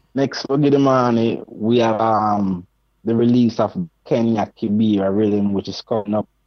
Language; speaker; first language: English; non-native, local second language; Jamaican Creole English